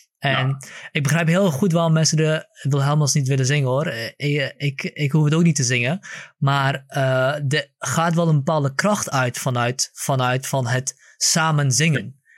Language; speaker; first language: Dutch; early bilingual, other home language; Kurdish